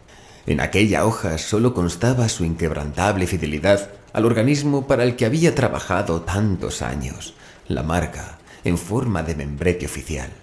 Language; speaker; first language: Spanish; native; Spanish